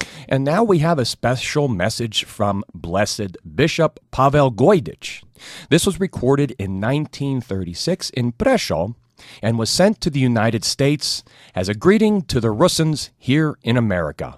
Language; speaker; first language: English; native; English